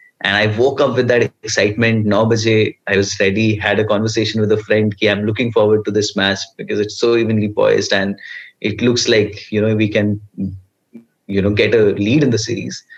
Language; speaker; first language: English; non-native, local second language; Hindi